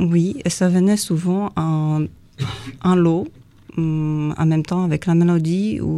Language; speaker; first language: French; non-native, fluent; Czech